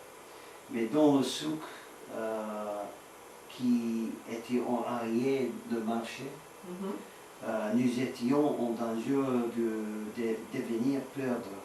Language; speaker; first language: French; non-native, learner; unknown